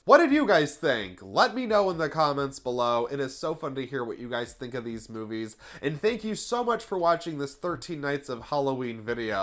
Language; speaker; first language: English; native; English